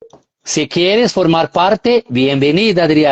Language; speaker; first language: Spanish; non-native, fluent; Portuguese